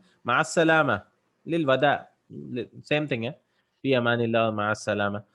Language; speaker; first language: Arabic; non-native, fluent; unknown